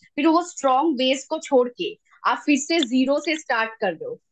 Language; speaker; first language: Hindi; non-native, local second language; Bangla